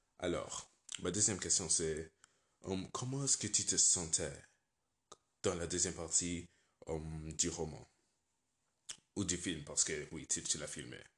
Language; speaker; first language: French; non-native, learner; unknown